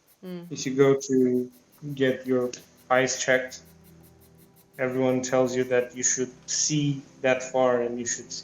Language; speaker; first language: English; non-native, fluent; Romanian